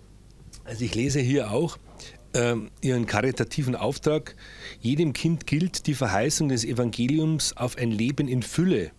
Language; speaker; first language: German; native; German